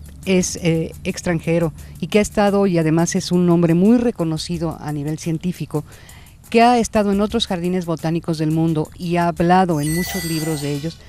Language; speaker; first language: Spanish; native; Spanish